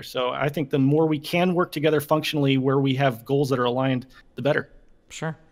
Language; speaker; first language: English; native; English